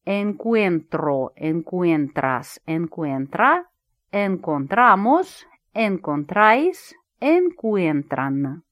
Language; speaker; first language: Spanish; non-native, fluent; Russian